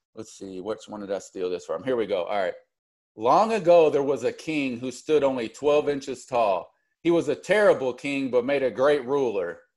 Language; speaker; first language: English; native; English